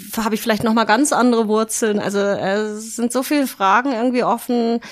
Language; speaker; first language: German; native; German